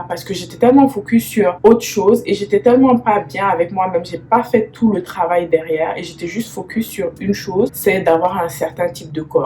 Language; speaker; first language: French; native; French